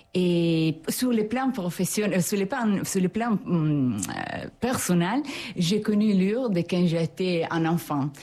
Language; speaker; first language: French; non-native, fluent; Italian